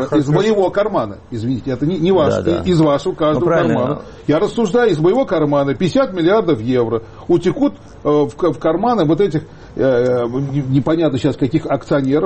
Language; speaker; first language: Russian; native; Russian